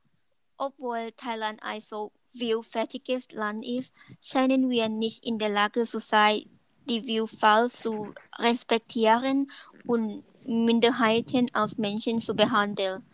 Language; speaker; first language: German; non-native, learner; Thai